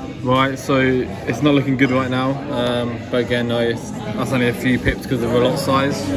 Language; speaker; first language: English; native; English